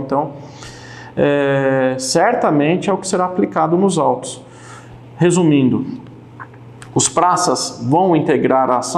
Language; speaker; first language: Portuguese; native; Portuguese